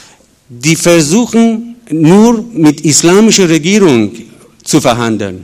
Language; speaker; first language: German; non-native, fluent; Persian